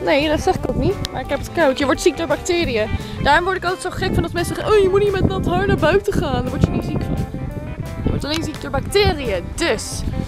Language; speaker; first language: Dutch; early bilingual, heritage; Dutch